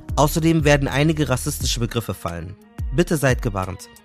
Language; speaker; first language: German; native; German